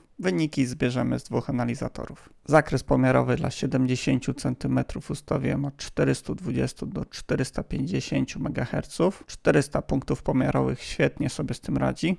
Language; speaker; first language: Polish; native; Polish